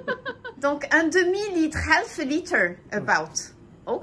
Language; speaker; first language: French; native; French